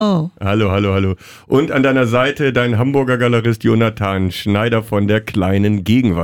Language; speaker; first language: German; native; German